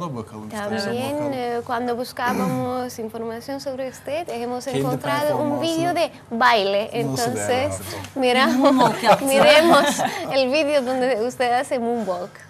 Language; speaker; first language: Spanish; non-native, fluent; Turkish